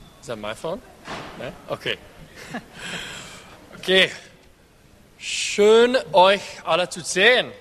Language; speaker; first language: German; non-native, learner; English